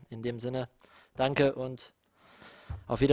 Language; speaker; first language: German; native; German